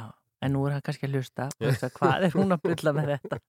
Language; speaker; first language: Icelandic; native; Icelandic